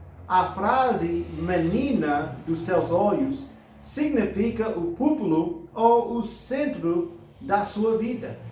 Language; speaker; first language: Portuguese; non-native, fluent; English